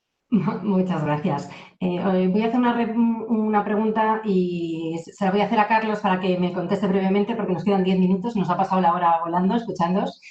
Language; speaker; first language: Spanish; native; Spanish